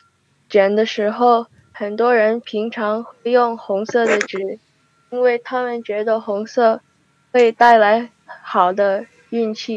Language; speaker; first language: Chinese; early bilingual, heritage; Chinese